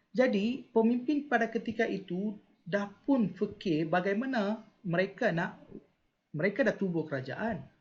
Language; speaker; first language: Malay; non-native, local second language; Tamil